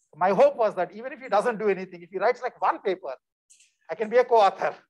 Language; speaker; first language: English; non-native, local second language; Telugu